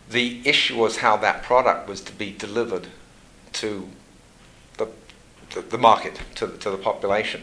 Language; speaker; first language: English; native; English